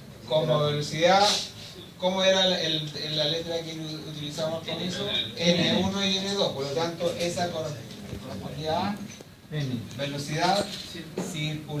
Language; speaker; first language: Spanish; native; Spanish